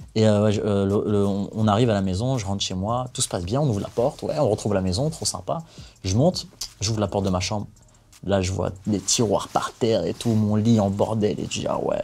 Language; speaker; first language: French; native; French